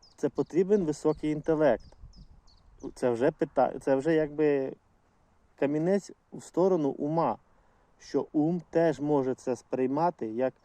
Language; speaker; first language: Ukrainian; non-native, local second language; Russian